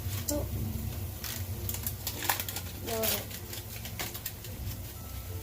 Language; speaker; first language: Japanese; non-native, fluent; Filipino